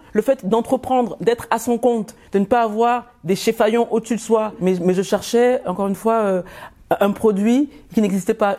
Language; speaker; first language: French; early bilingual, other home language; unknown